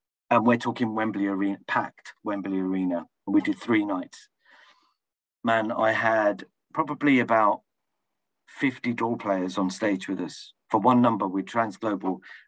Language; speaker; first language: English; early bilingual, other home language; Punjabi